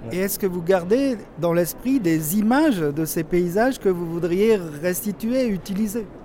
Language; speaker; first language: French; native; French